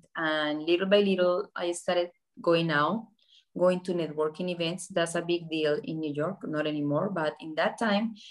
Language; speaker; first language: English; non-native, fluent; Spanish